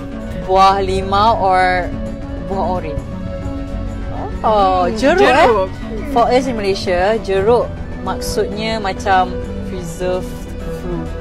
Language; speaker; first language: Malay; non-native, local second language; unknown